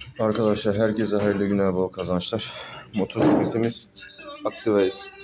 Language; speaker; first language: Turkish; native; Turkish